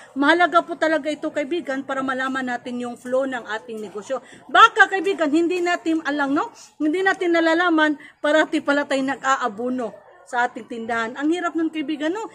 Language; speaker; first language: Filipino; non-native, local second language; Cebuano